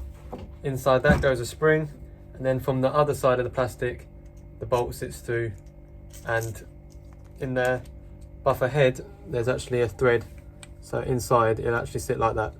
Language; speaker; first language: English; native; English